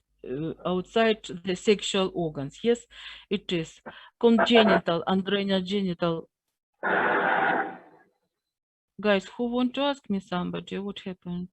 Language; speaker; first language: English; non-native, fluent; Russian